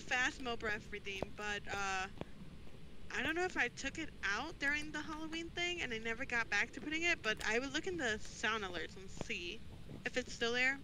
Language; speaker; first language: English; non-native, fluent; Spanish